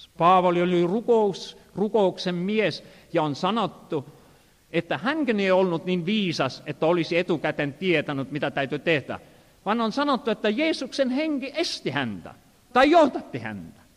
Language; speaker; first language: Finnish; non-native, fluent; Estonian